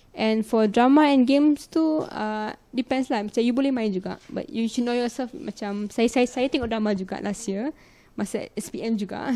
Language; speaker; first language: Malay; non-native, local second language; Punjabi